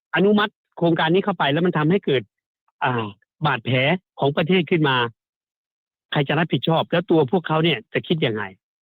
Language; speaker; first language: Thai; native; Thai